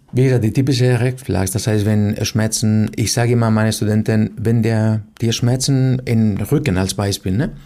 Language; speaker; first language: German; non-native, fluent; Spanish